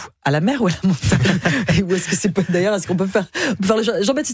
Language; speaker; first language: French; native; French